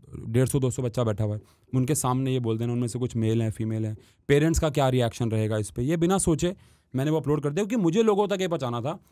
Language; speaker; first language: Hindi; native; Hindi